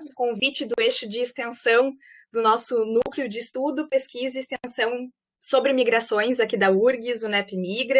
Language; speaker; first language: Portuguese; native; Portuguese